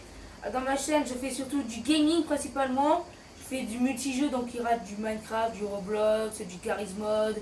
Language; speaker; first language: French; native; French